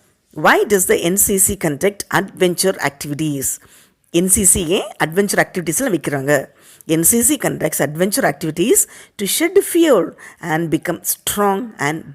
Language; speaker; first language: English; non-native, local second language; Tamil